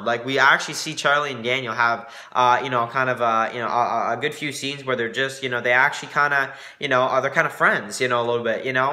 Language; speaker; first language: English; native; English